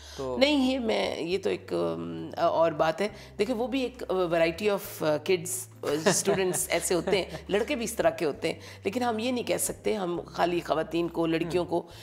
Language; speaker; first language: Urdu; native; Urdu